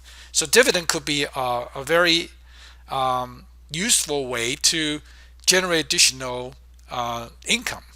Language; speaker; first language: English; non-native, fluent; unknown